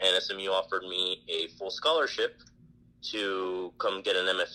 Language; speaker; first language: English; non-native, fluent; Spanish